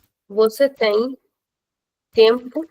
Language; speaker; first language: Portuguese; non-native, fluent; Hindi